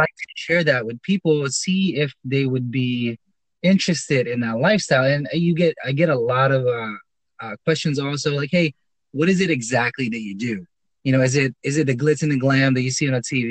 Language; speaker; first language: English; non-native, local second language; Filipino